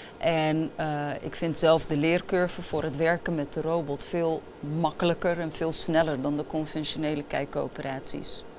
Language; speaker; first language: Dutch; early bilingual, other home language; Arabic